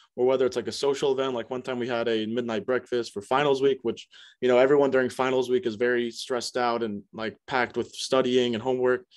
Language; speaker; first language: English; native; English